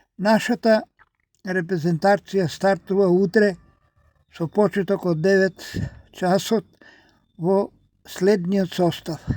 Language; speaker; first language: Macedonian; native; Macedonian